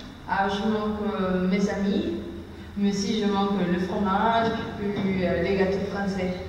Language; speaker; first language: French; non-native, learner; Spanish